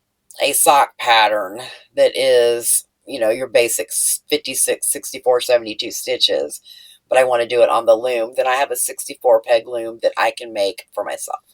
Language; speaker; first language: English; native; English